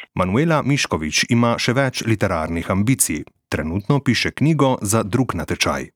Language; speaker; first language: Slovenian; native; Slovenian